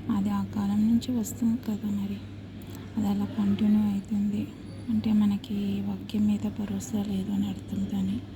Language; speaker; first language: Telugu; non-native, local second language; Tamil